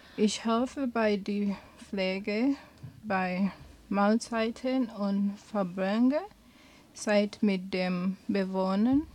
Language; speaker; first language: German; non-native, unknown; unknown